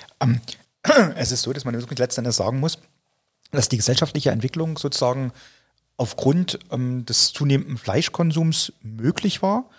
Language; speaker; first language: German; native; German